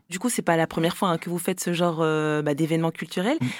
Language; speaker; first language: French; native; French